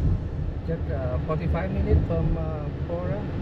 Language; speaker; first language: English; non-native, learner; Vietnamese